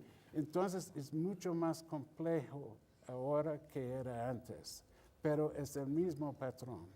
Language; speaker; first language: Spanish; non-native, fluent; English